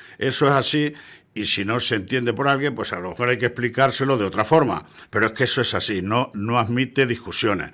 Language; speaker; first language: Spanish; native; Spanish